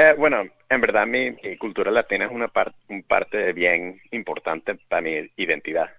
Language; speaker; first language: Spanish; early bilingual, heritage; Spanish